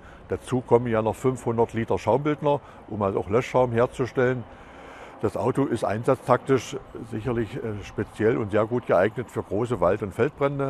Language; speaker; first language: German; native; German